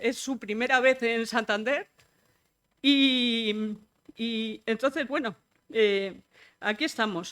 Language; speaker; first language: Spanish; native; Spanish